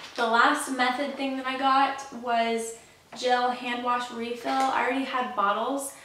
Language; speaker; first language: English; native; English